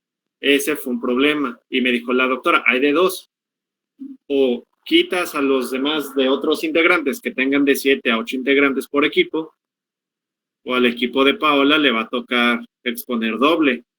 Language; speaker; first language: Spanish; native; Spanish